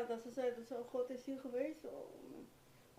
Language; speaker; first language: Dutch; non-native, fluent; Spanish